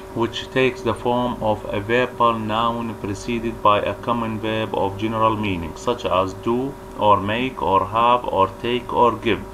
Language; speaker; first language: English; non-native, fluent; Arabic